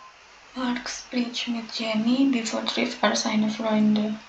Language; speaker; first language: German; non-native, learner; Indonesian